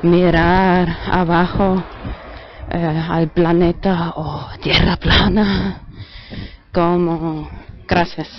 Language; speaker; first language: Spanish; non-native, fluent; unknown